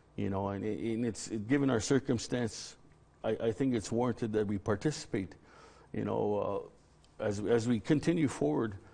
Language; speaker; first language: English; native; English